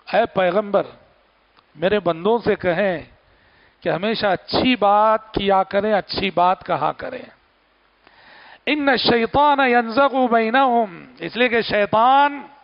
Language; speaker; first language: Urdu; native; Urdu